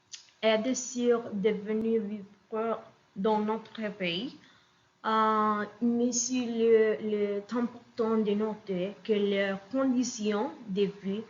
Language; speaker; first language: French; non-native, learner; Spanish